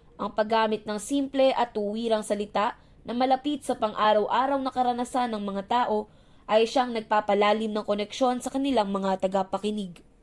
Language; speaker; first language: Filipino; native; Filipino